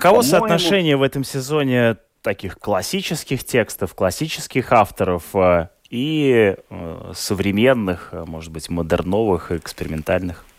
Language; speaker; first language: Russian; native; Russian